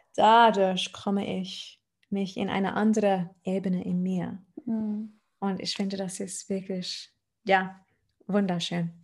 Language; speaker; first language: German; non-native, fluent; English